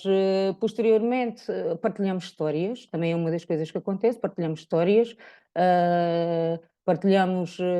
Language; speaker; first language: Portuguese; native; Portuguese